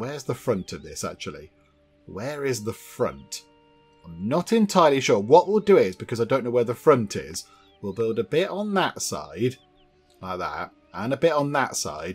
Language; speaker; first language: English; native; English